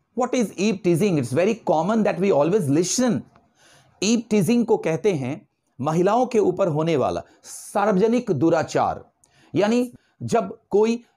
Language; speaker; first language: Hindi; native; Hindi